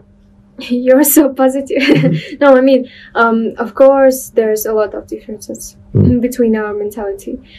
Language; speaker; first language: English; non-native, learner; Russian